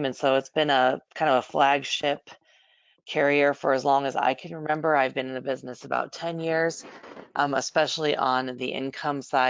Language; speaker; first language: English; native; English